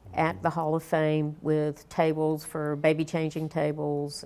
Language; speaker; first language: English; native; English